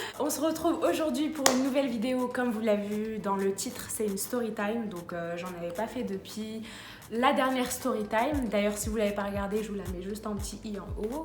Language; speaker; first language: French; early bilingual, other home language; Arabic